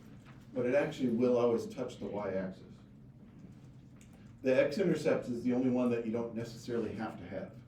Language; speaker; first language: English; native; English